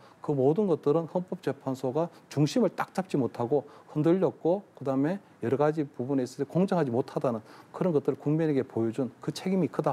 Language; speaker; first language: Korean; native; Korean